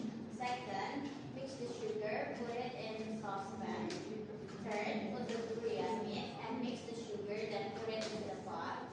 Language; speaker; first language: English; non-native, learner; Indonesian